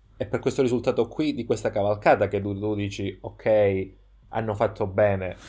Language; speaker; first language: Italian; native; Italian